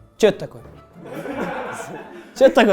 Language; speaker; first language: Russian; non-native, local second language; Kazakh